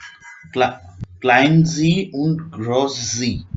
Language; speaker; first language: German; non-native, learner; Bangla